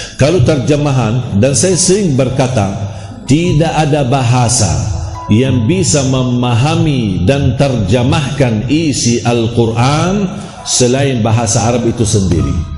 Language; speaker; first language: Malay; non-native, fluent; Arabic